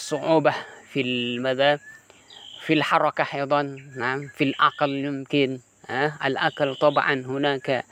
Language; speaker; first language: Arabic; non-native, fluent; Indonesian